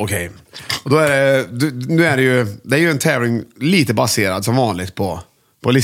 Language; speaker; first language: Swedish; native; Swedish